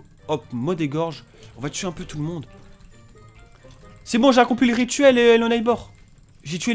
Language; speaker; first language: French; native; French